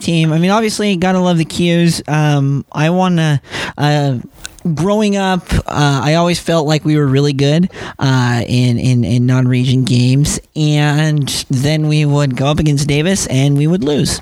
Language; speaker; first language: English; native; English